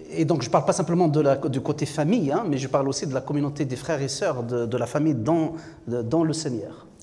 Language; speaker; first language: French; non-native, local second language; Kabyle